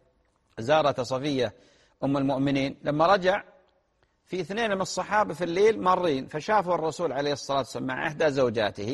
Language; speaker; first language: Arabic; native; Arabic